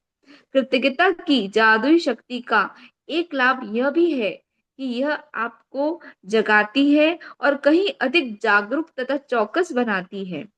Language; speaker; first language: Hindi; native; Hindi